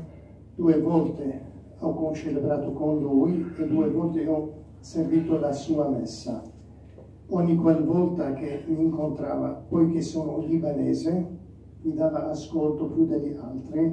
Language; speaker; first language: Italian; non-native, fluent; Arabic